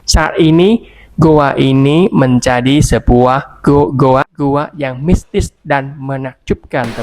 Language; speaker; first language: Indonesian; non-native, fluent; Vietnamese